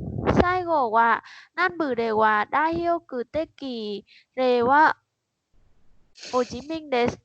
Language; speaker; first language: Japanese; non-native, learner; Vietnamese